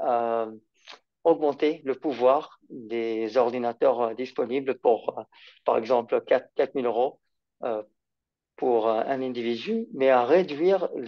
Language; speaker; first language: French; non-native, fluent; English